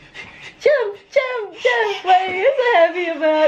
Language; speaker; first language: English; non-native, fluent; Indonesian